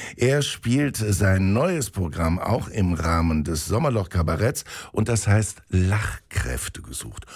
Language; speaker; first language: German; native; German